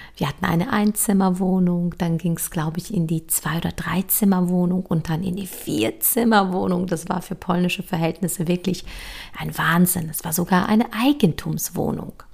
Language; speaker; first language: German; early bilingual, other home language; Polish